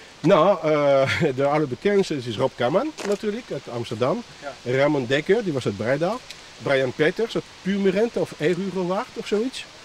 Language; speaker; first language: Dutch; non-native, fluent; French